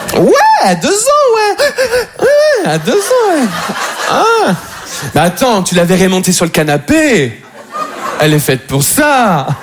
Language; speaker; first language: French; native; French